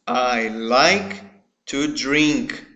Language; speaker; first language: English; non-native, fluent; Portuguese